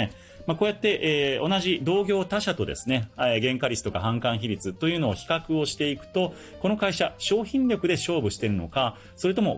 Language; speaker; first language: Japanese; native; Japanese